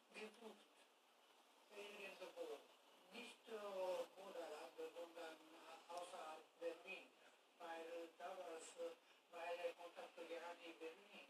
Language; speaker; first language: German; non-native, learner; Japanese